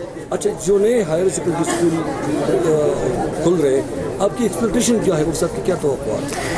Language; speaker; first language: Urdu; non-native, local second language; Khowar